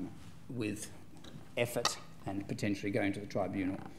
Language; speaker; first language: English; native; English